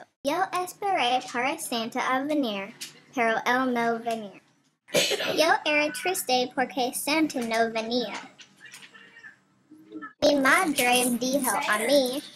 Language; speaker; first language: Spanish; non-native, learner; English